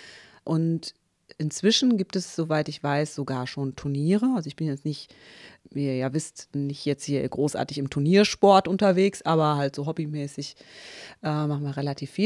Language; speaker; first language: German; native; German